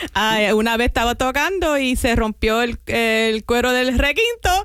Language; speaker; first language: Spanish; non-native, fluent; English